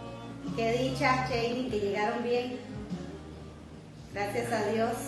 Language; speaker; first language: Spanish; native; Spanish